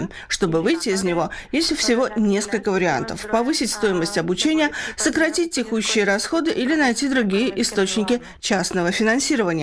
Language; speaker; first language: Russian; native; Russian